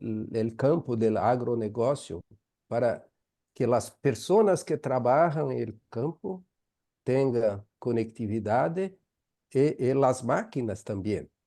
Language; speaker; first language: Spanish; non-native, fluent; Portuguese